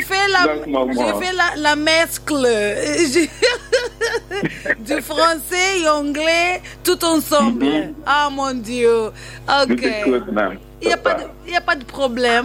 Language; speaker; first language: French; non-native, learner; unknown